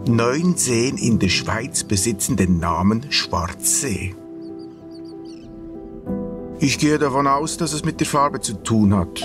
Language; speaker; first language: German; native; German